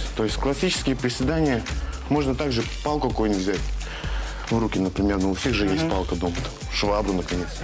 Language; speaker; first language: Russian; native; Russian